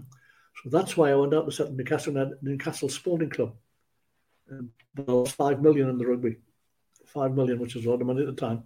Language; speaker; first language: English; native; English